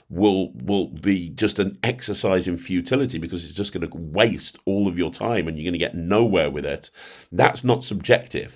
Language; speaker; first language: English; native; English